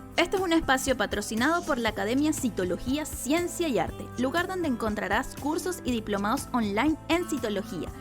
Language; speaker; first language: Spanish; native; Spanish